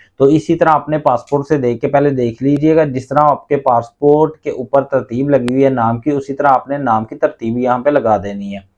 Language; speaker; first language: Urdu; non-native, local second language; Punjabi